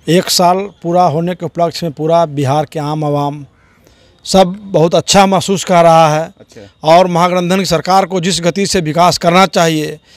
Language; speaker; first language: Hindi; native; Hindi